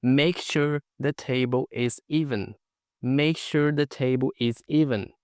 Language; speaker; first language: English; non-native, fluent; Portuguese